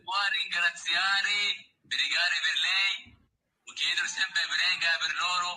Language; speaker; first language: Italian; non-native, learner; Spanish